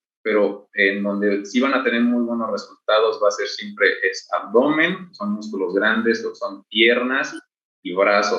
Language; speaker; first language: Spanish; native; Spanish